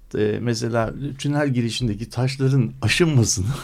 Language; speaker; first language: Turkish; native; Turkish